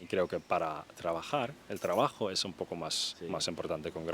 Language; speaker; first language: Spanish; non-native, fluent; Danish